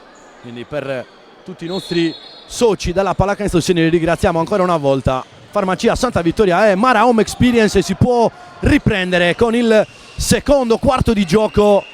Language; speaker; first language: Italian; native; Italian